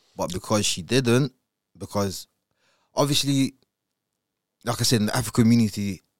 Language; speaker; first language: English; early bilingual, other home language; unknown